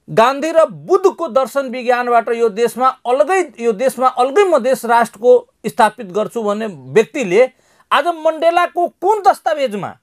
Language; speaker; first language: Nepali; non-native, local second language; Maithili